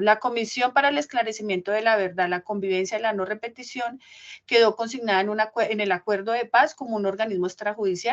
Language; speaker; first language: Spanish; native; Spanish